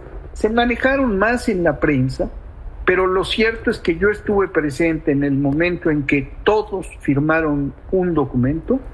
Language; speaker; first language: Spanish; native; Spanish